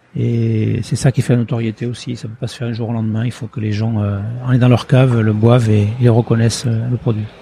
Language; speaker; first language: French; early bilingual, other home language; Portuguese